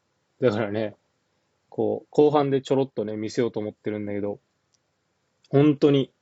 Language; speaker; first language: Japanese; native; Japanese